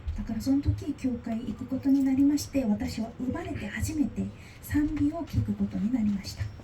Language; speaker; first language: Japanese; non-native, fluent; Korean